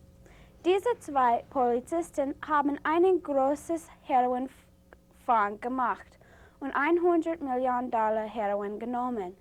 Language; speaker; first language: German; non-native, learner; English